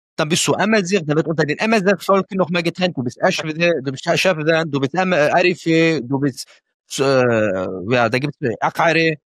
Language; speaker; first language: German; early bilingual, other home language; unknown